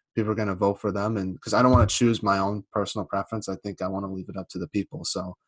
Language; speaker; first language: English; native; English